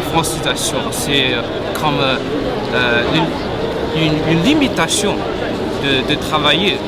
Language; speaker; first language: French; non-native, fluent; Chinese